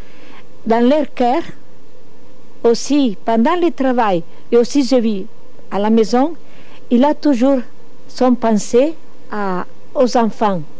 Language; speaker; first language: French; non-native, learner; Italian